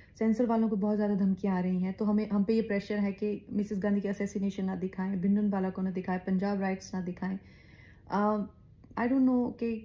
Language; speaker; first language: Hindi; native; Hindi